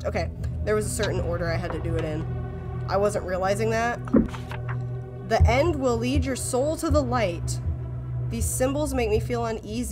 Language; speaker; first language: English; native; English